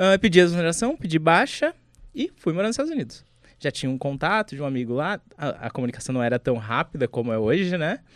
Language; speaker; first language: Portuguese; native; Portuguese